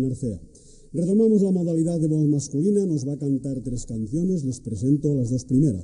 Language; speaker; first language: Spanish; native; Spanish